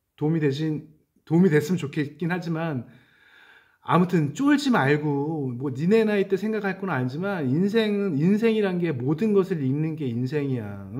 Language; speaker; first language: Korean; native; Korean